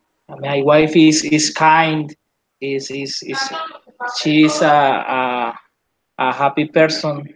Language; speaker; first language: English; non-native, learner; Spanish